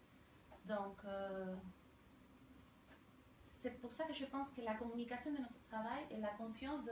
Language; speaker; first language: French; non-native, fluent; Spanish